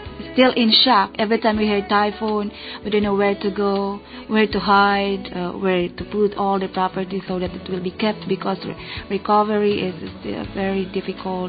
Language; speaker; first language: English; non-native, local second language; Bikol